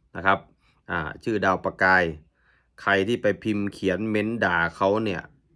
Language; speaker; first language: Thai; native; Thai